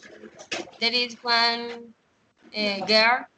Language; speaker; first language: English; non-native, learner; Spanish